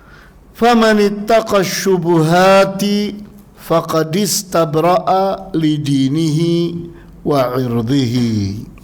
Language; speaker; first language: Arabic; non-native, fluent; Indonesian